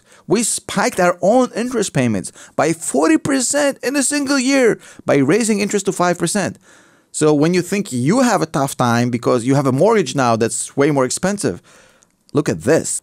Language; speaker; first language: English; native; English